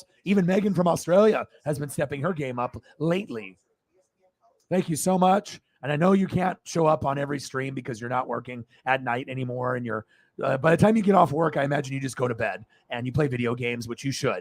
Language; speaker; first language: English; native; English